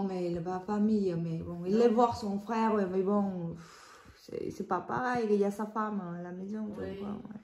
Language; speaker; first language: French; non-native, learner; Vietnamese